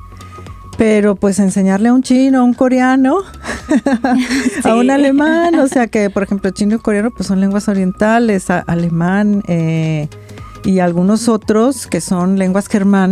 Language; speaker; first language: Spanish; native; Spanish